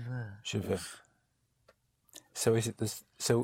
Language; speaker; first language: French; non-native, learner; English